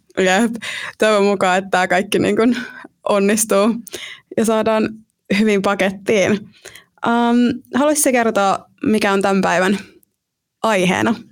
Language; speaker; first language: Finnish; native; Finnish